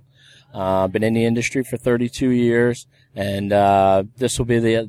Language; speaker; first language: English; native; English